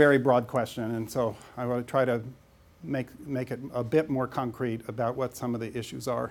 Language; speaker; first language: English; native; English